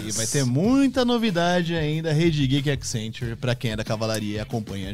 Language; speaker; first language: Portuguese; native; Portuguese